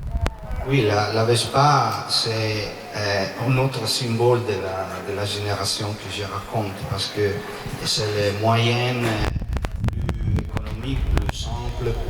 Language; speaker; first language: French; non-native, learner; Italian